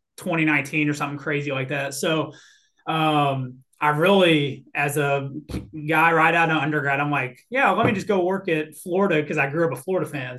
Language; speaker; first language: English; native; English